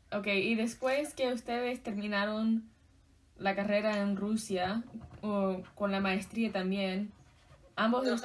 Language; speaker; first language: Spanish; early bilingual, heritage; Spanish